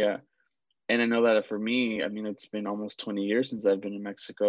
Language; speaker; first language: English; early bilingual, other home language; Spanish